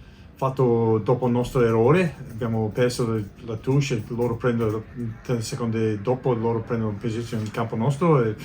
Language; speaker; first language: Italian; non-native, learner; English